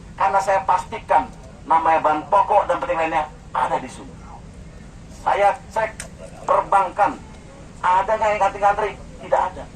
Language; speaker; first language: Indonesian; native; Indonesian